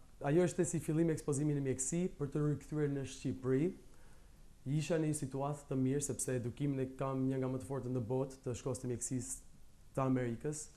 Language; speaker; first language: Albanian; early bilingual, heritage; Albanian